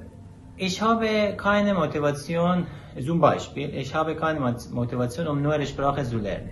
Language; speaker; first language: German; non-native, learner; Persian